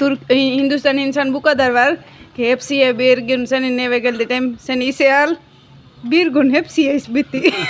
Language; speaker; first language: Turkish; non-native, learner; Gujarati